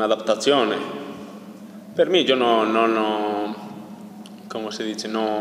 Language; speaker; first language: Italian; non-native, learner; Spanish